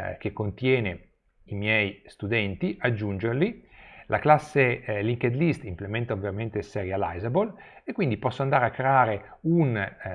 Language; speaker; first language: Italian; native; Italian